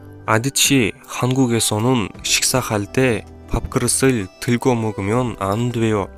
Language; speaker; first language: Korean; non-native, fluent; Kyrgyz